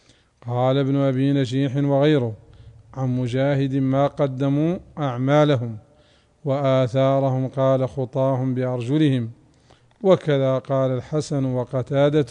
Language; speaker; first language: Arabic; native; Arabic